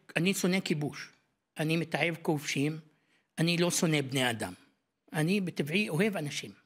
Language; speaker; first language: Hebrew; non-native, local second language; Arabic